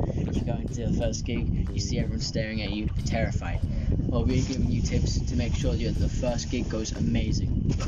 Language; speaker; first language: English; native; English